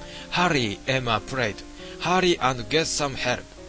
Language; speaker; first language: English; non-native, learner; Japanese